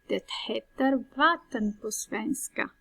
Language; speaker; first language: Swedish; non-native, fluent; Pashto